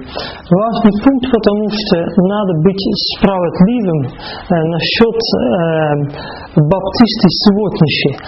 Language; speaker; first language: Russian; non-native, fluent; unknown